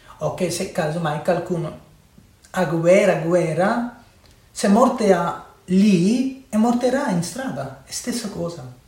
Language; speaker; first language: Italian; non-native, learner; Urdu